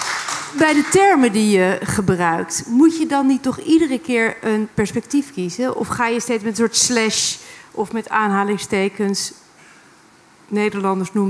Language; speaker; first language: Dutch; native; Dutch